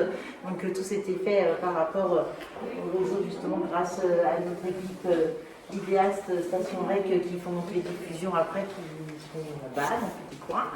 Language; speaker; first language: French; native; French